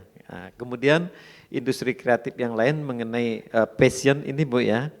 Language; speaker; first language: Indonesian; native; Indonesian